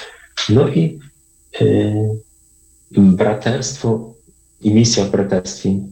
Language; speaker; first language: Polish; non-native, learner; Ukrainian